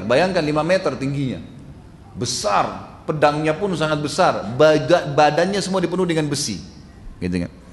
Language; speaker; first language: Indonesian; native; Indonesian